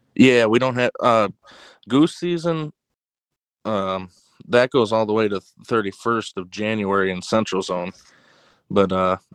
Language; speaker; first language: English; native; English